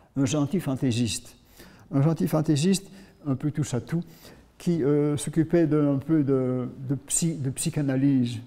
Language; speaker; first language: French; native; French